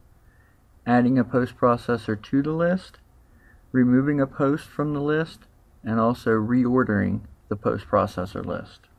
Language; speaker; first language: English; native; English